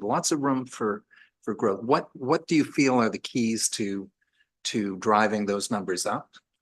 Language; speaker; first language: English; native; English